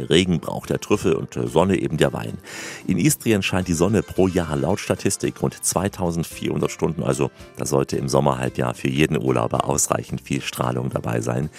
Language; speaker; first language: German; native; German